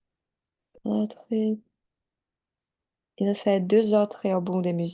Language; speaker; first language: French; non-native, learner; Portuguese